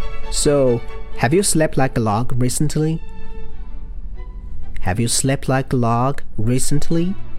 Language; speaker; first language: English; non-native, fluent; Chinese